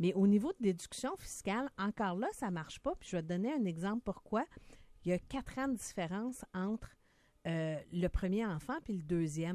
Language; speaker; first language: French; native; French